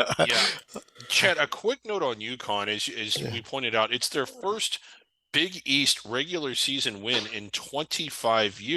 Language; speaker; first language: English; native; English